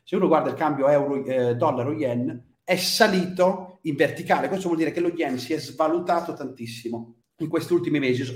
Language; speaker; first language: Italian; native; Italian